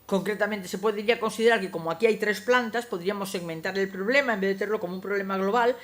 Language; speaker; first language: Spanish; non-native, local second language; Galician